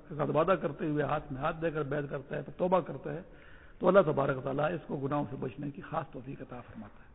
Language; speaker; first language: Urdu; non-native, local second language; Pashto